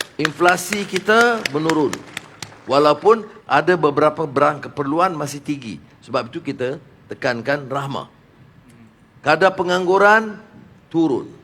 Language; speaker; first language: Malay; native; Malay